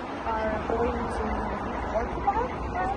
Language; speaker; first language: English; non-native, fluent; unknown